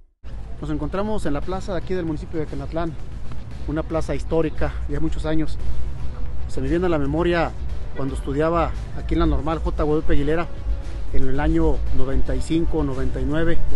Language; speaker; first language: Spanish; native; Spanish